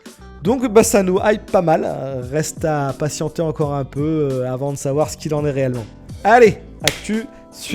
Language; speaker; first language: French; native; French